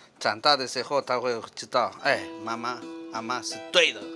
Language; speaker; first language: Chinese; non-native, learner; Spanish